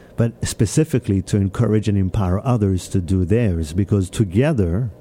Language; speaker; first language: English; early bilingual, other home language; Hebrew